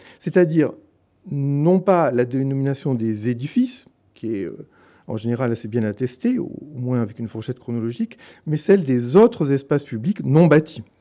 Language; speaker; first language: French; native; French